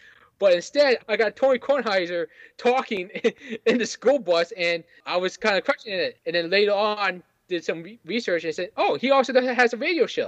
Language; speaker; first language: English; native; English